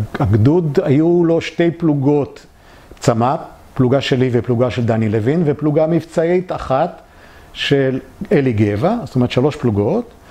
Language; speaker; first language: Hebrew; early bilingual, other home language; Polish